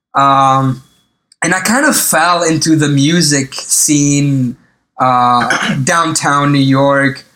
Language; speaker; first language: English; early bilingual, other home language; Arabic